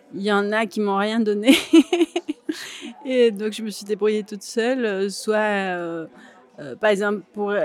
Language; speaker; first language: French; native; French